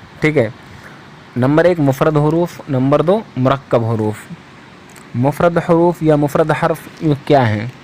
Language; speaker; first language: Urdu; native; Urdu